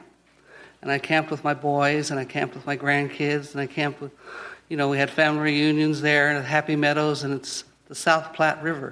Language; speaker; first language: English; non-native, fluent; Spanish